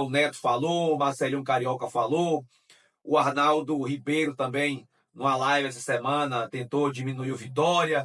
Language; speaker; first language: Portuguese; native; Portuguese